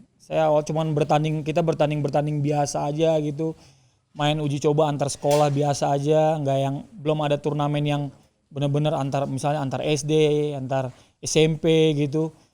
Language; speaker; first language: Indonesian; native; Indonesian